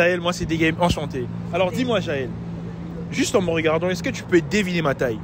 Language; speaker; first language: French; native; French